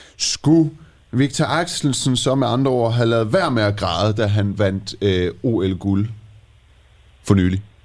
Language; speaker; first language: Danish; early bilingual, other home language; Persian